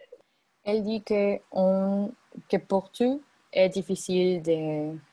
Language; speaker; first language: French; non-native, learner; Spanish